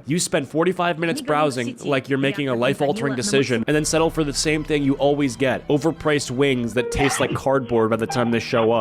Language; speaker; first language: English; native; English